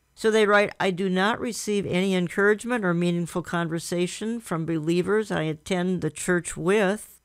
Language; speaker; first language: English; native; English